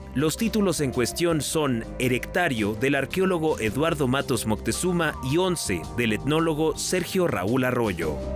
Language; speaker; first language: Spanish; native; Spanish